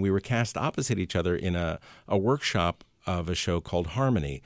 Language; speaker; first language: English; early bilingual, other home language; Spanish